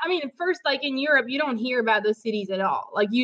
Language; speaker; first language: English; non-native, fluent; French